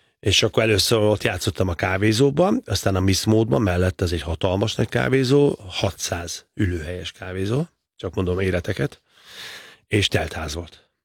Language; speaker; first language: Hungarian; native; Hungarian